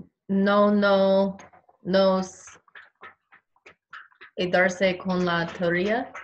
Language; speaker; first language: Spanish; non-native, learner; English